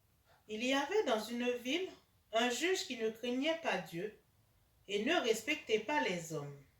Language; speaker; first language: French; native; French